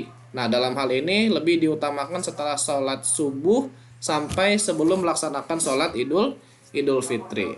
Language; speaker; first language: Indonesian; native; Indonesian